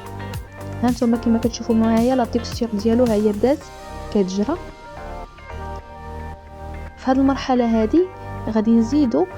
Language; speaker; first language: Arabic; native; Arabic